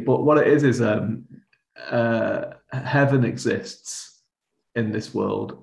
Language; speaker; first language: English; native; English